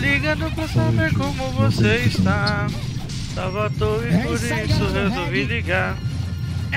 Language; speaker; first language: Portuguese; native; Portuguese